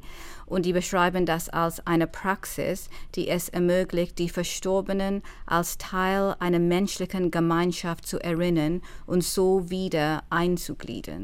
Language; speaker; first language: German; non-native, fluent; English